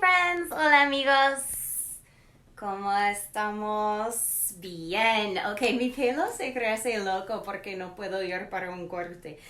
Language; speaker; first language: Spanish; non-native, learner; English